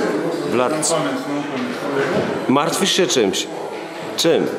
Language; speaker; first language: Polish; native; Polish